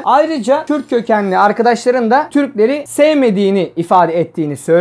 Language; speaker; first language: Turkish; native; Turkish